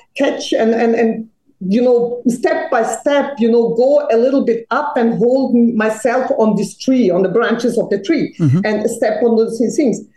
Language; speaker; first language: English; non-native, fluent; Serbian